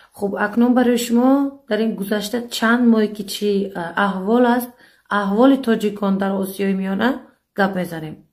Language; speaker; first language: Tajik; native; Tajik